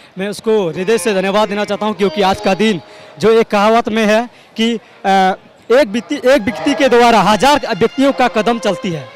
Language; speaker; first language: Hindi; non-native, fluent; Santali